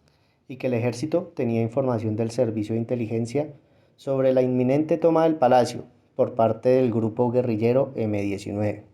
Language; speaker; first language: Spanish; native; Spanish